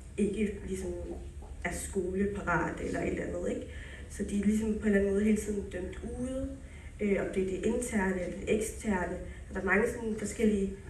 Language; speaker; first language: Danish; early bilingual, other home language; Somali